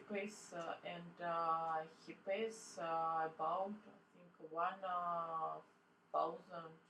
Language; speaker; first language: English; non-native, learner; Russian